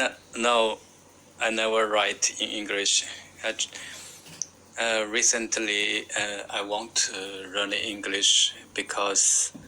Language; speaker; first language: English; non-native, learner; Chinese